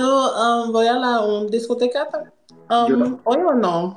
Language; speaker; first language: Spanish; non-native, learner; English